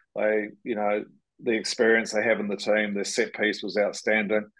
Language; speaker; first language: English; native; English